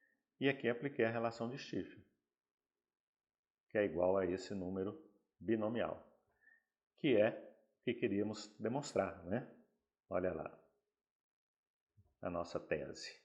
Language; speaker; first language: Portuguese; native; Portuguese